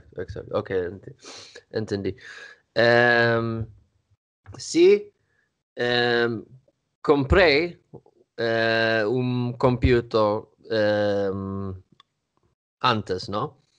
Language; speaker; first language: Portuguese; non-native, learner; Swedish